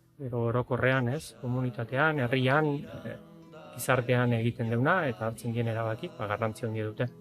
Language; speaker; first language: Basque; native; Basque